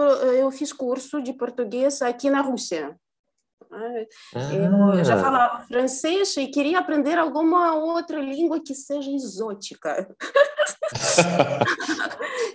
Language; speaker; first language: Portuguese; non-native, fluent; Russian